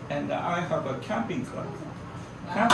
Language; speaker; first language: English; non-native, learner; Japanese